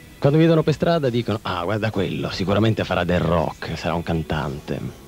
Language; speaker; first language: Italian; native; Italian